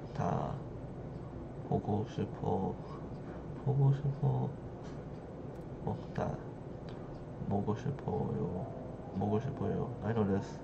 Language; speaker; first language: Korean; non-native, learner; English